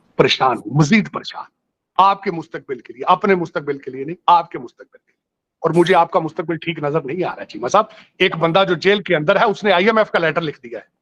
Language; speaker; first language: Urdu; non-native, local second language; Punjabi